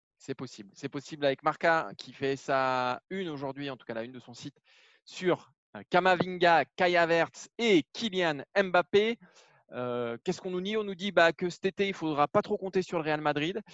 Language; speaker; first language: French; native; French